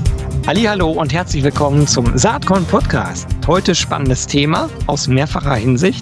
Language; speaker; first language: German; native; German